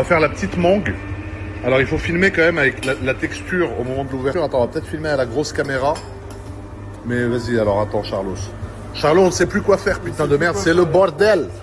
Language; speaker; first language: French; native; French